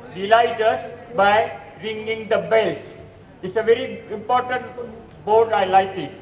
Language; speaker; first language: English; non-native, local second language; Marathi